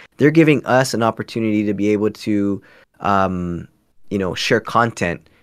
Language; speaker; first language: English; early bilingual, other home language; Spanish